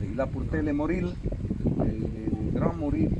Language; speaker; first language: French; non-native, learner; Italian